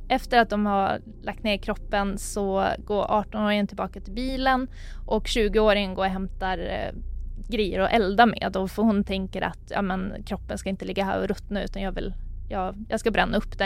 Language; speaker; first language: Swedish; native; Swedish